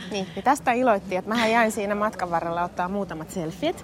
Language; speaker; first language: Finnish; native; Finnish